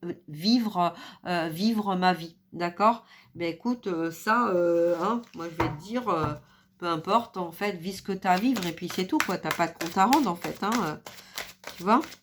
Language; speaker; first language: French; native; French